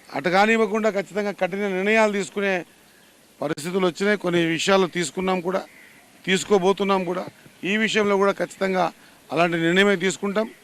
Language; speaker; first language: Telugu; native; Telugu